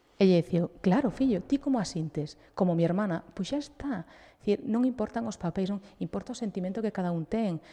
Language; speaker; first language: Galician; native; Galician